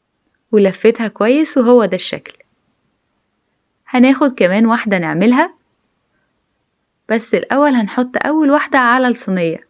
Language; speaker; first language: Arabic; native; Arabic